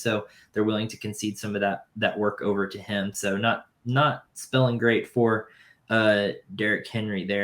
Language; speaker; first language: English; native; English